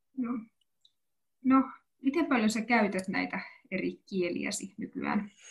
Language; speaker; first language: Finnish; native; Finnish